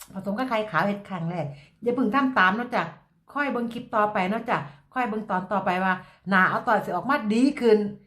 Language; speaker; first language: Thai; native; Thai